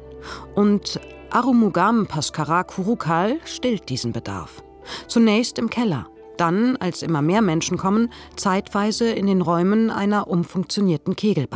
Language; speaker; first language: German; native; German